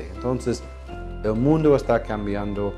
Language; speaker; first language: Spanish; non-native, fluent; English